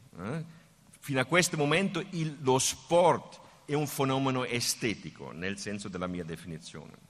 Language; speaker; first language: Italian; non-native, fluent; German